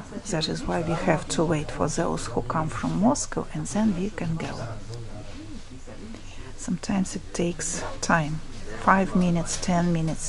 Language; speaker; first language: English; non-native, fluent; Russian